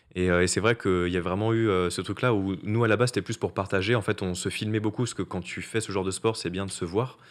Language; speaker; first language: French; native; French